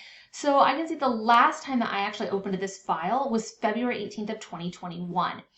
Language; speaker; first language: English; native; English